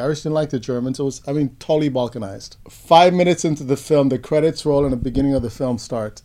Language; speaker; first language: English; non-native, fluent; Spanish